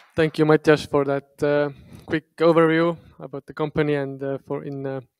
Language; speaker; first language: English; non-native, fluent; Estonian